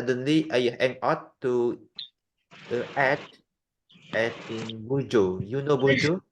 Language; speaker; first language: English; non-native, learner; Indonesian